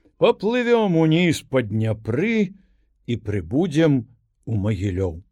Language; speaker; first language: Belarusian; native; Belarusian